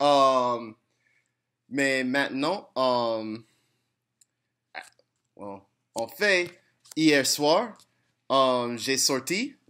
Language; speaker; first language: French; non-native, learner; English